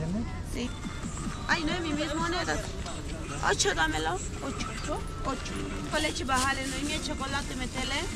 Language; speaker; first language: Spanish; native; Spanish